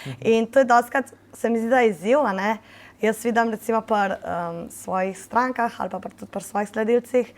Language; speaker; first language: Slovenian; native; Slovenian